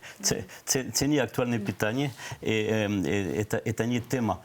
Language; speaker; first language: Ukrainian; non-native, learner; French